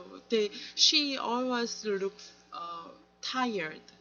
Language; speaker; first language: English; non-native, learner; Korean